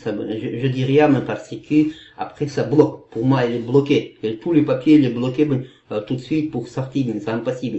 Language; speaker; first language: French; non-native, learner; Kazakh